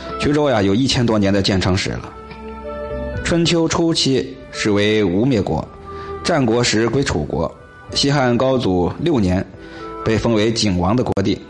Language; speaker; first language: Chinese; native; Chinese